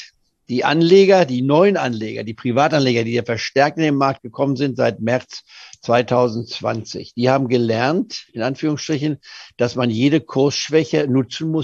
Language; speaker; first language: German; native; German